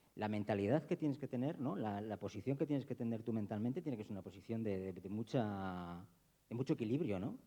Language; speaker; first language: Spanish; non-native, local second language; Basque